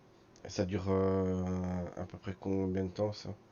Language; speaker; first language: French; native; French